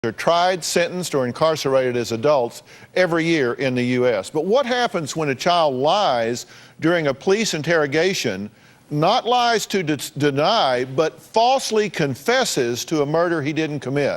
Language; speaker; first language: English; native; English